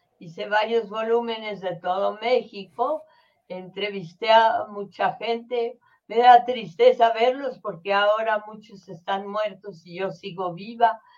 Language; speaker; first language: Spanish; early bilingual, other home language; French